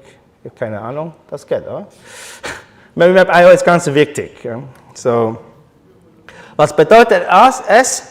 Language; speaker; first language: German; non-native, learner; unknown